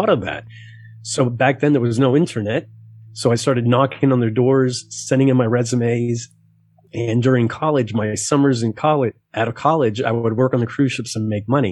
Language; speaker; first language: English; native; English